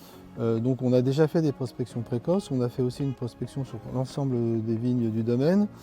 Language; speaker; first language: French; native; French